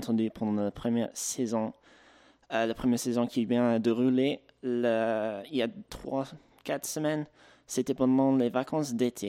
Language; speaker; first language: French; native; French